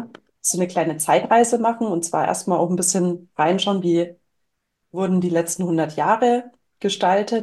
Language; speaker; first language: German; native; German